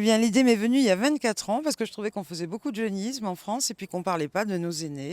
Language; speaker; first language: French; native; French